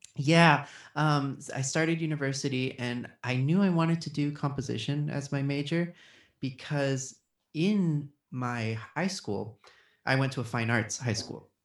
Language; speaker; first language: English; early bilingual, other home language; Spanish